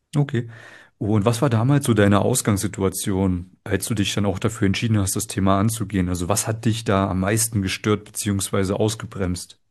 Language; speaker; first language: German; native; German